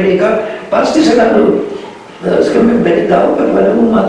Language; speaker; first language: Indonesian; non-native, fluent; Hungarian